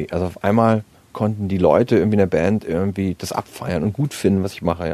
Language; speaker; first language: German; native; German